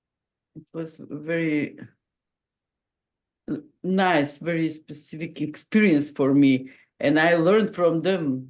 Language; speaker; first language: English; non-native, fluent; Macedonian